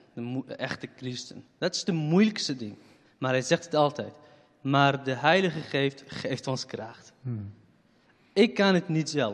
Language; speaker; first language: Dutch; non-native, fluent; Kurdish